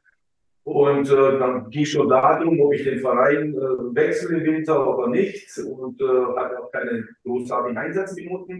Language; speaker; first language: German; early bilingual, other home language; Croatian